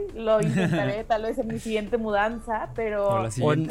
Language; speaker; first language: Spanish; native; Spanish